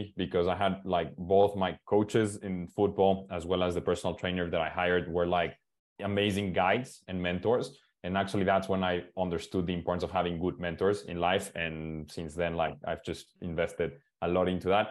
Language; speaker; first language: English; non-native, fluent; Spanish